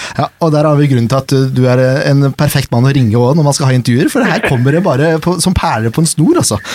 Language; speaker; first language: Norwegian; native; Norwegian